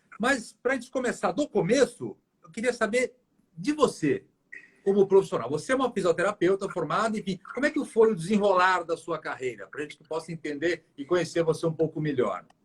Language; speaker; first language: Portuguese; native; Portuguese